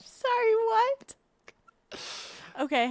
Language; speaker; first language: English; native; English